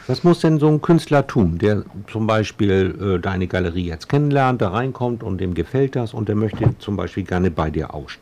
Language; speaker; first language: German; native; German